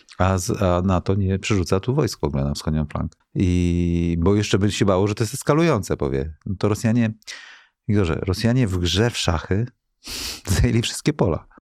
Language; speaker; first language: Polish; native; Polish